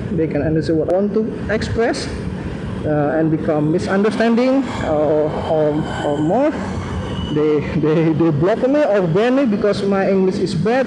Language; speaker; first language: English; non-native, learner; Indonesian